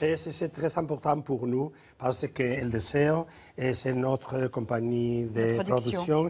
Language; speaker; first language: French; non-native, fluent; Spanish